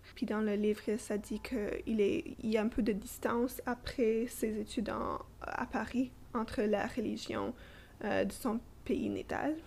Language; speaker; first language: French; non-native, fluent; English